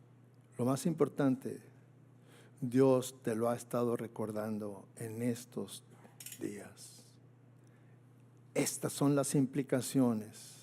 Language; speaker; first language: Spanish; native; Spanish